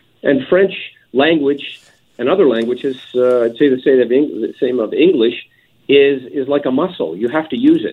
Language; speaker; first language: English; native; English